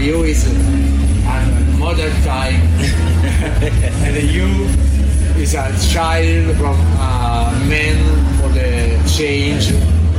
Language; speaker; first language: English; non-native, learner; Italian